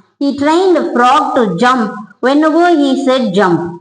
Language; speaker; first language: English; non-native, local second language; Tamil